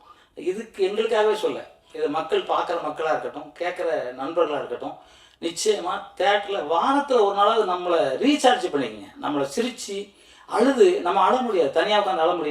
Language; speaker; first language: Tamil; native; Tamil